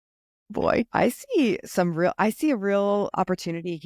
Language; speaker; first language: English; native; English